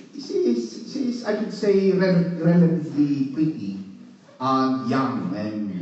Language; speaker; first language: English; non-native, local second language; Filipino